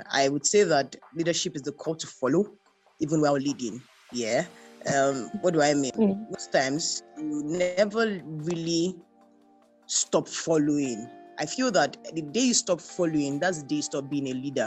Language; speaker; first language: English; non-native, local second language; Yoruba